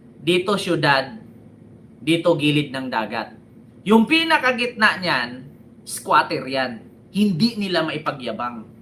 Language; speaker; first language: Filipino; native; Filipino